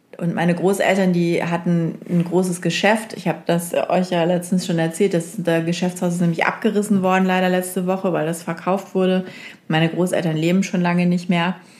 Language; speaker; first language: German; native; German